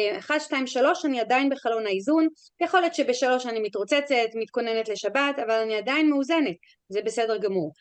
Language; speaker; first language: Hebrew; non-native, fluent; English